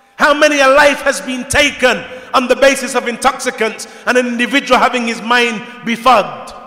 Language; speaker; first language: English; native; English